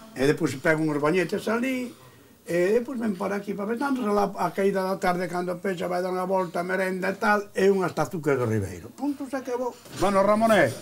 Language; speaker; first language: Galician; native; Galician